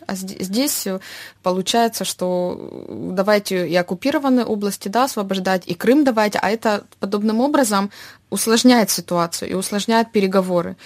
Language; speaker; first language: Russian; native; Russian